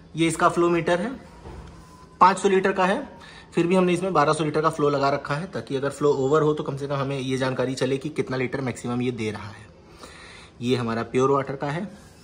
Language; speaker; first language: Hindi; native; Hindi